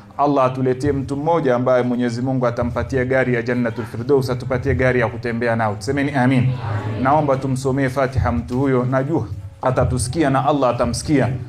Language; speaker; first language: Swahili; native; Swahili